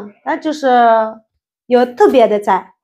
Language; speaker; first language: Chinese; non-native, fluent; Indonesian